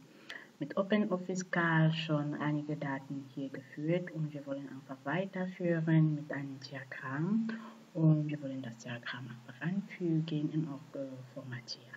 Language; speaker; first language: German; non-native, fluent; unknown